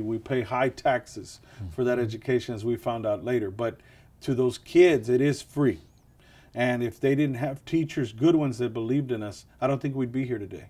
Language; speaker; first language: English; native; English